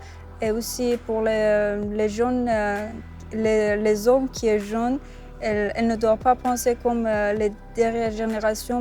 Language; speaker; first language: French; non-native, learner; Persian